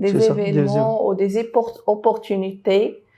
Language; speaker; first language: French; non-native, local second language; Arabic